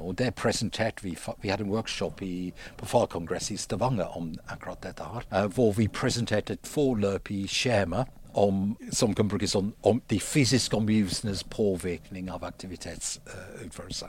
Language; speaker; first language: Norwegian; non-native, fluent; English